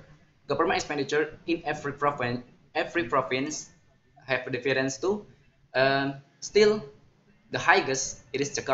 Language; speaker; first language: English; non-native, learner; Indonesian